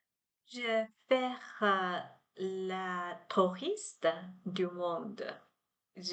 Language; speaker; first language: French; non-native, learner; Chinese